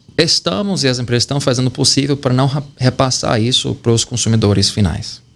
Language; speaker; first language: Portuguese; non-native, fluent; English